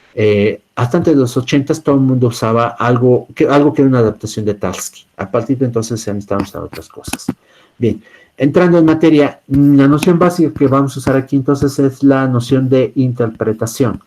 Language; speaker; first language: Spanish; native; Spanish